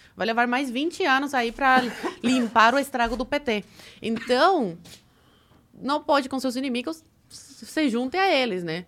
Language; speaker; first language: Portuguese; early bilingual, other home language; Spanish